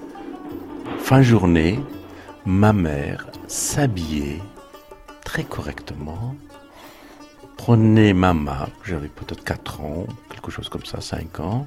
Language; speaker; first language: French; non-native, fluent; Persian